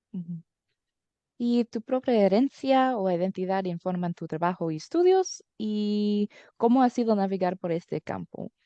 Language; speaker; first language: Spanish; early bilingual, heritage; English